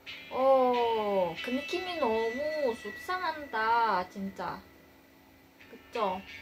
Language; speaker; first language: Korean; non-native, learner; Indonesian